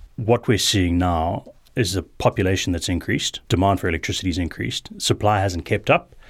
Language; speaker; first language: English; native; English